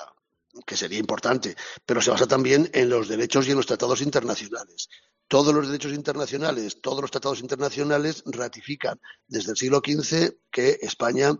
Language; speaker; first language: Spanish; native; Spanish